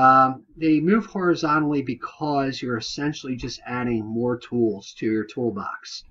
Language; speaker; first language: English; native; English